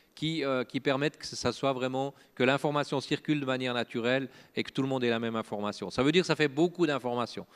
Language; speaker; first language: French; native; French